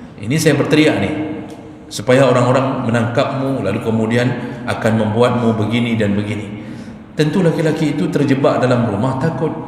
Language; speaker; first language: Malay; non-native, local second language; Achinese